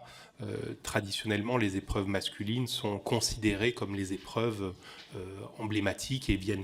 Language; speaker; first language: French; native; French